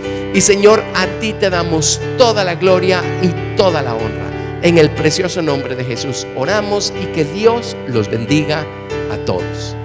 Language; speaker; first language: Spanish; native; Spanish